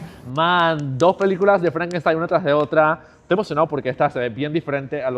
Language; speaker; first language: Spanish; native; Spanish